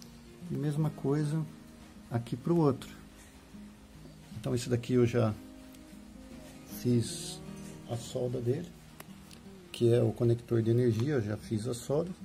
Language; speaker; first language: Portuguese; native; Portuguese